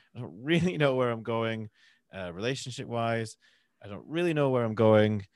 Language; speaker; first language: English; native; English